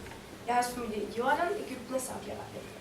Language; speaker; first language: Danish; early bilingual, heritage; Danish